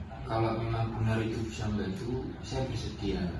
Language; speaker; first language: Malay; non-native, fluent; Indonesian